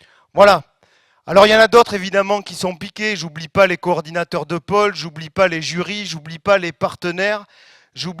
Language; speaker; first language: French; native; French